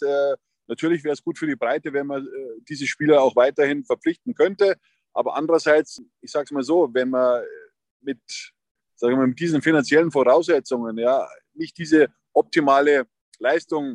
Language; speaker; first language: German; native; German